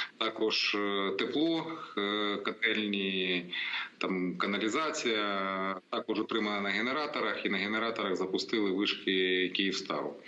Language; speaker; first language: Ukrainian; non-native, local second language; Russian